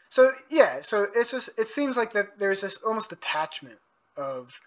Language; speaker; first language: English; native; English